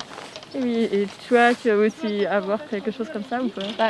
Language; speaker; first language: French; non-native, learner; German